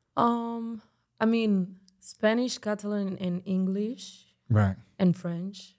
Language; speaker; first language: English; non-native, fluent; Spanish